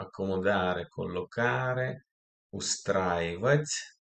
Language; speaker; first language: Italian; non-native, fluent; Russian